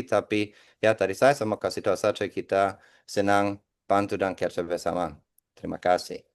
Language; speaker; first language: Indonesian; non-native, fluent; English